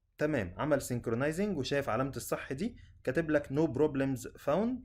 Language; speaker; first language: Arabic; native; Arabic